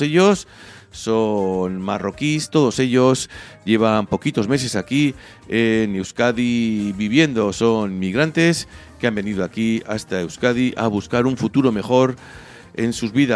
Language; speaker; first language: Spanish; native; Spanish